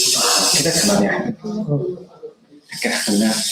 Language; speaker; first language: Arabic; native; Arabic